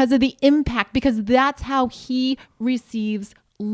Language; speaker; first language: English; native; English